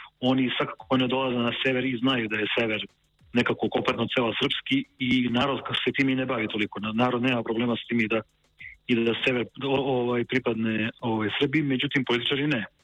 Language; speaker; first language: Serbian; native; Serbian